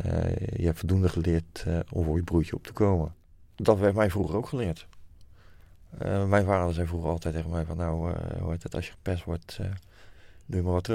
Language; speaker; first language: Dutch; native; Dutch